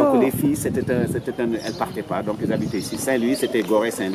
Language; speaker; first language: French; non-native, local second language; Wolof